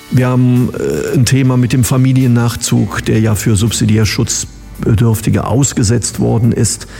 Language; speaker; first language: German; native; German